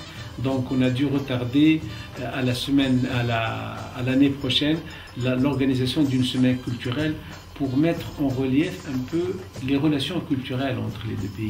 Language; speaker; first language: French; non-native, local second language; Arabic